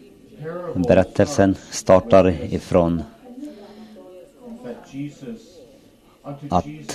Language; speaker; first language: Swedish; non-native, local second language; Finnish